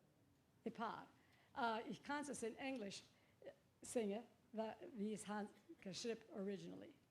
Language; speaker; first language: German; early bilingual, heritage; English